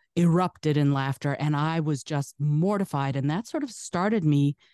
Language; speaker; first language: English; early bilingual, other home language; Russian